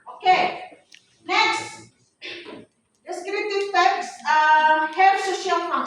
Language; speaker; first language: English; non-native, fluent; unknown